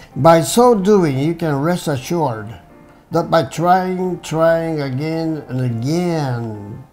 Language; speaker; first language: English; non-native, fluent; Japanese